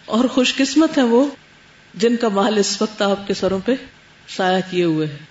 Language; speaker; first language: Urdu; native; Urdu